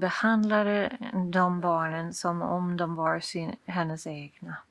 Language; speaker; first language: Swedish; non-native, fluent; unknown